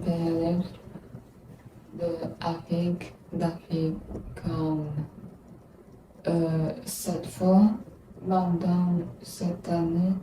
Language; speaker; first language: French; non-native, learner; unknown